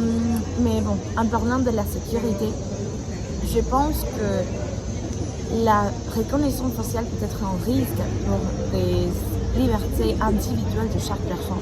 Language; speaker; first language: French; non-native, learner; Spanish